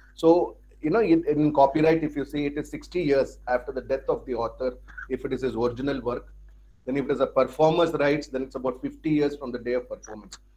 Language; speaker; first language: English; non-native, local second language; Tamil